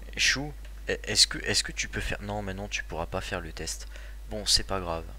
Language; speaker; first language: French; native; French